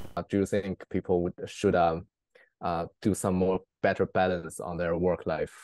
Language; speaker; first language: English; non-native, fluent; Chinese